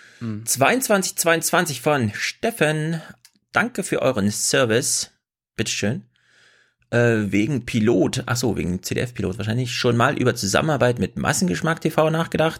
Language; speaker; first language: German; native; German